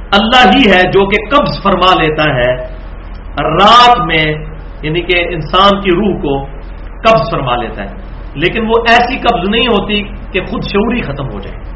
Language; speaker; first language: Urdu; non-native, local second language; Punjabi